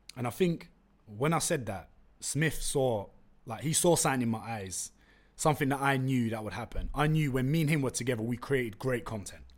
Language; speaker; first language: English; non-native, local second language; Turkish